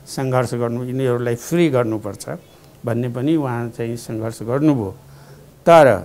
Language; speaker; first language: Nepali; non-native, local second language; Maithili